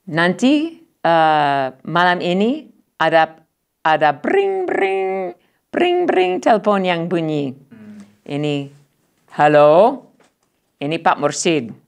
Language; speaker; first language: Indonesian; non-native, learner; English